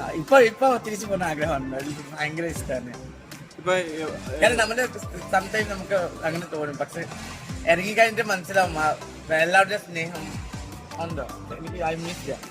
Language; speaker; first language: Malayalam; non-native, fluent; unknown